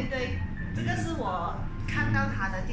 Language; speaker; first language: Chinese; native; Chinese